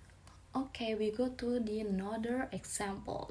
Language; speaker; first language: English; non-native, fluent; Indonesian